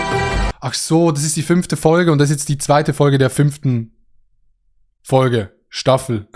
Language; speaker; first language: German; native; German